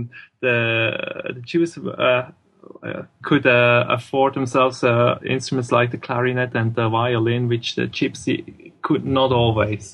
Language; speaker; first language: English; non-native, fluent; German